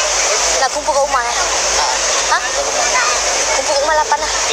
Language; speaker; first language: Indonesian; non-native, local second language; Malay